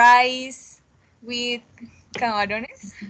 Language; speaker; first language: English; non-native, learner; Spanish